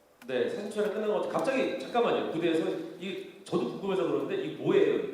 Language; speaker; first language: Korean; native; Korean